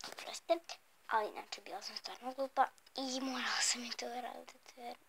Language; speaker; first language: Bosnian; early bilingual, heritage; Bosnian